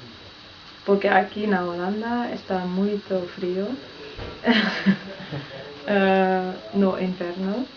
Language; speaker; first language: Portuguese; non-native, learner; Dutch